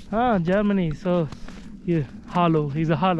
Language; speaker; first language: English; non-native, learner; Punjabi